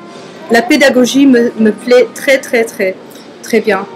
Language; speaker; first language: French; non-native, fluent; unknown